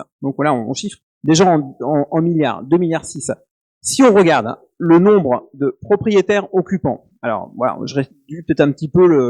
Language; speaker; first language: French; native; French